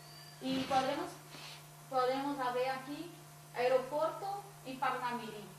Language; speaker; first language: Spanish; non-native, fluent; Portuguese